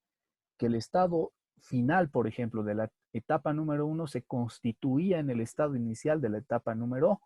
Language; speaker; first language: Spanish; native; Spanish